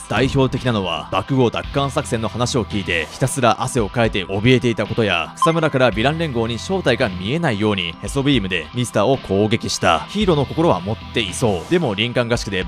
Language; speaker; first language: Japanese; native; Japanese